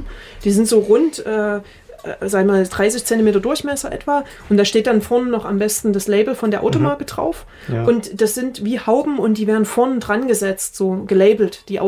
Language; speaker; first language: German; native; German